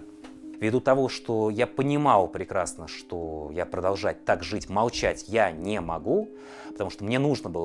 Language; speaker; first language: Russian; native; Russian